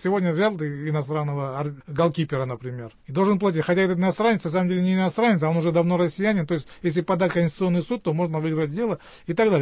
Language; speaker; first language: Russian; native; Russian